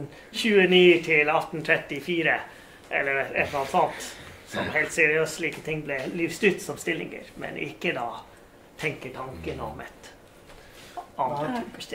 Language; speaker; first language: Norwegian; non-native, fluent; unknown